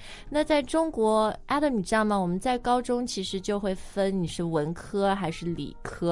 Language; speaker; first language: Chinese; native; Chinese